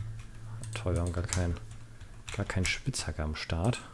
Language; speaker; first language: German; native; German